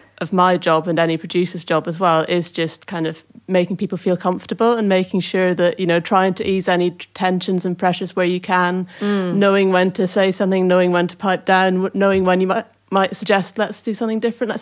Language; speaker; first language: English; native; English